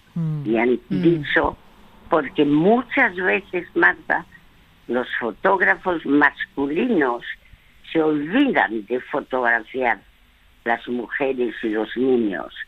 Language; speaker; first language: Spanish; early bilingual, other home language; French